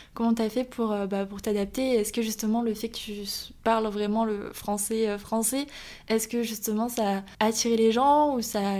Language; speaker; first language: French; native; French